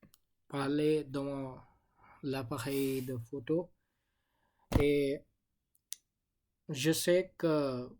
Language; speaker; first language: French; non-native, learner; English